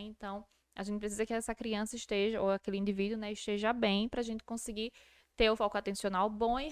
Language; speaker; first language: Portuguese; native; Portuguese